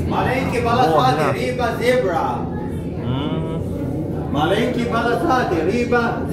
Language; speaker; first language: Russian; non-native, learner; Arabic